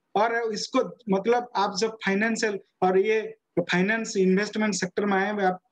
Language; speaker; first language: Hindi; non-native, local second language; Odia